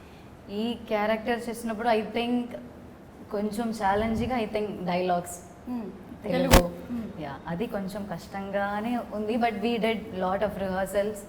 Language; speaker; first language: Telugu; non-native, learner; Malayalam